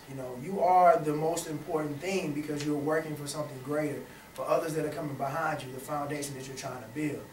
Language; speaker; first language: English; native; English